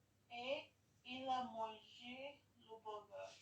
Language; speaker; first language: French; non-native, learner; English